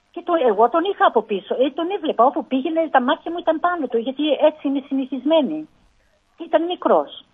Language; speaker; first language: Greek; early bilingual, heritage; Greek